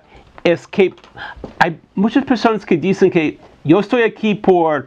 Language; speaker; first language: Spanish; non-native, fluent; English